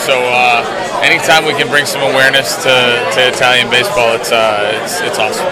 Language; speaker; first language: English; early bilingual, other home language; Italian